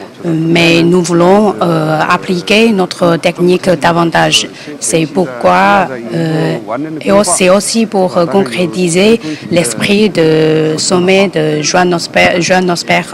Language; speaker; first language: French; non-native, fluent; Chinese